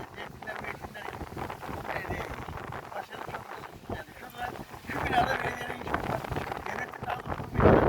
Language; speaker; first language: Turkish; native; Turkish